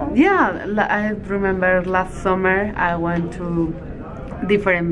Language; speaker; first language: English; non-native, learner; Spanish